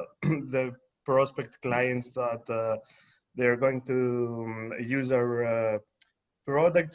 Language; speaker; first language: English; non-native, fluent; Greek